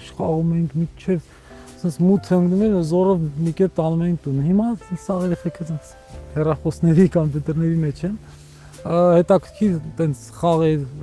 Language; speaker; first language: Armenian; native; Armenian